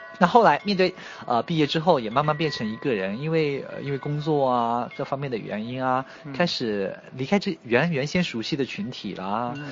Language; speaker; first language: Chinese; native; Chinese